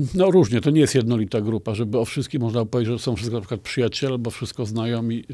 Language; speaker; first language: Polish; native; Polish